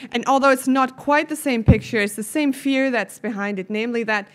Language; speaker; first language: English; non-native, fluent; German